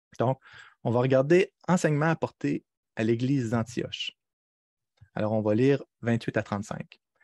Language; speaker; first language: French; native; French